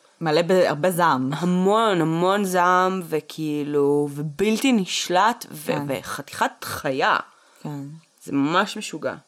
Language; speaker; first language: Hebrew; early bilingual, other home language; Russian